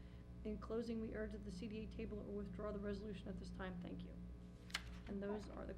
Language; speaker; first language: English; native; English